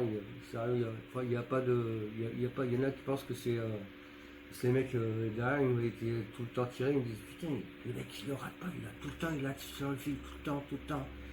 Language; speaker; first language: French; native; French